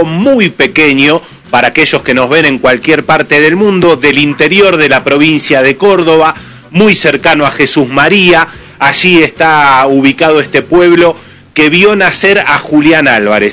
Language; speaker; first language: Spanish; native; Spanish